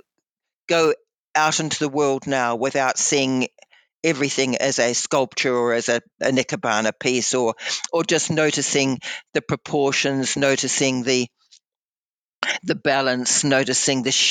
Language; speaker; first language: English; native; English